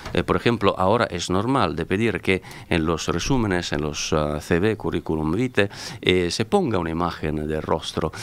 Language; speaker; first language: Spanish; non-native, fluent; Italian